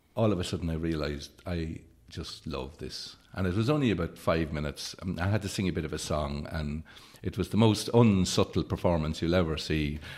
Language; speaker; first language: English; native; English